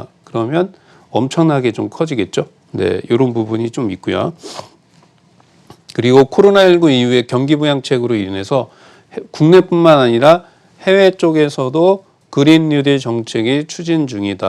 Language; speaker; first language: Korean; native; Korean